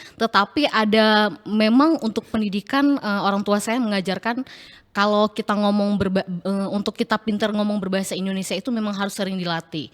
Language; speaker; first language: Indonesian; non-native, local second language; Achinese